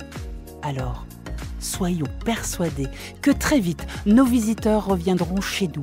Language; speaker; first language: French; native; French